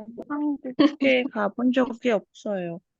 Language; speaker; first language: Korean; non-native, learner; Indonesian